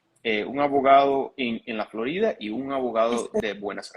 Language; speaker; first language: Spanish; early bilingual, heritage; Spanish